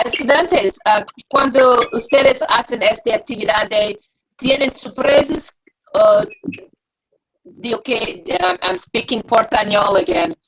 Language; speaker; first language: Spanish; non-native, learner; English